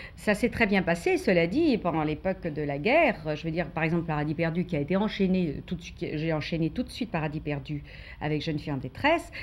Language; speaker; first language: French; native; French